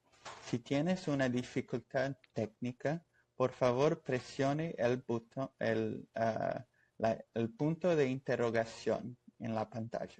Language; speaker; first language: Spanish; non-native, fluent; Portuguese